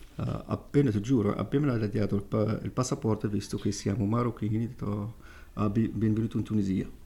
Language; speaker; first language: Italian; non-native, fluent; Arabic